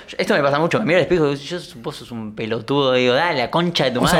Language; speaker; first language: Spanish; native; Spanish